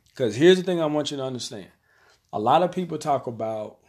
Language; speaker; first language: English; native; English